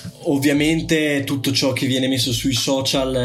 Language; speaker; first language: Italian; native; Italian